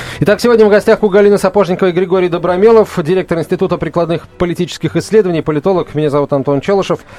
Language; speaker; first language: Russian; native; Russian